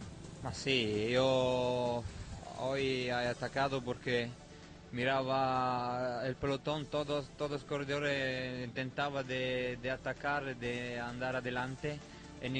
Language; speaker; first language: Spanish; non-native, fluent; Italian